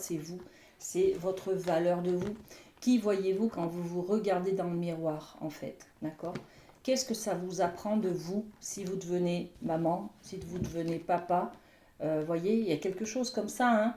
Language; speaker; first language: French; native; French